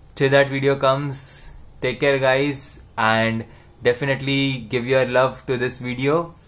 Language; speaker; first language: English; non-native, local second language; Hindi